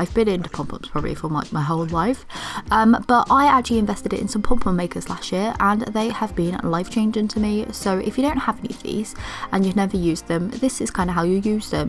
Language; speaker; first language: English; native; English